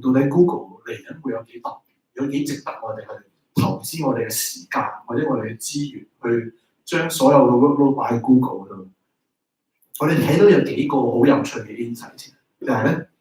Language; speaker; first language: Chinese; native; Chinese